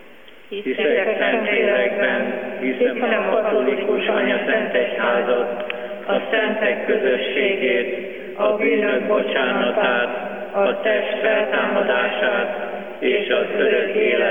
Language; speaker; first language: Hungarian; native; Hungarian